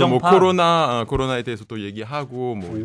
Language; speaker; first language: Korean; non-native, fluent; French